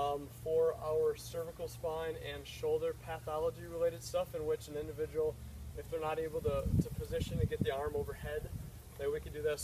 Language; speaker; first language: English; native; English